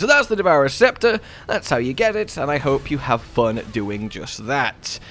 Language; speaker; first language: English; native; English